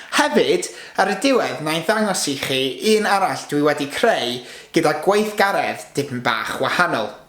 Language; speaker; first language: Welsh; non-native, local second language; English